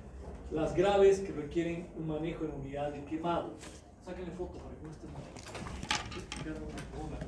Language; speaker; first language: Spanish; native; Spanish